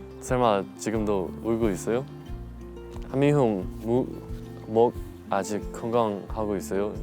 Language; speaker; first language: Korean; non-native, learner; Chinese